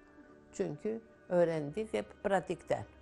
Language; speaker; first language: Turkish; non-native, local second language; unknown